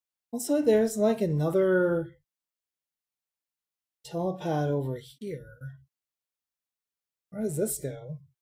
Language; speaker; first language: English; native; English